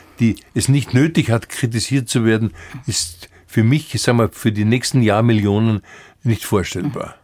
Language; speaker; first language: German; native; German